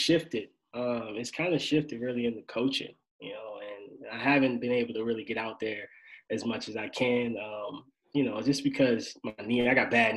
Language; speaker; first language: English; native; English